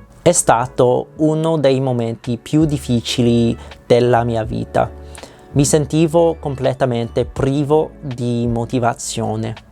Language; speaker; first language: Italian; non-native, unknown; English